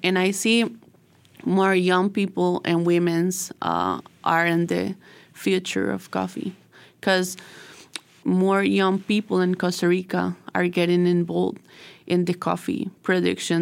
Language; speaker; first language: English; non-native, learner; Spanish